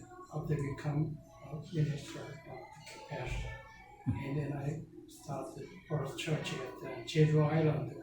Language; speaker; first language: English; non-native, learner; Korean